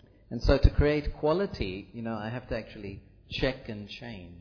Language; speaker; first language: English; early bilingual, other home language; Italian